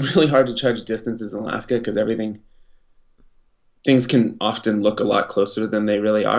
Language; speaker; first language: English; native; English